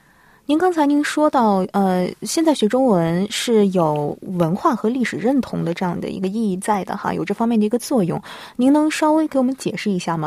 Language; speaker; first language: Chinese; native; Chinese